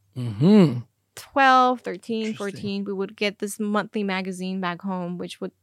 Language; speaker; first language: English; non-native, fluent; Armenian